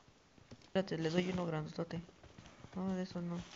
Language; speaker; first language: Spanish; native; Spanish